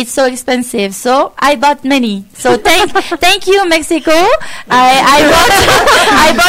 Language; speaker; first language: English; non-native, fluent; French